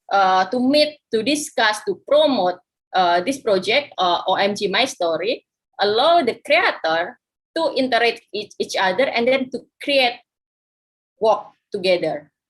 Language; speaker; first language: English; non-native, fluent; Indonesian